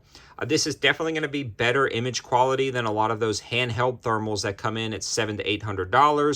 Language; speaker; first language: English; native; English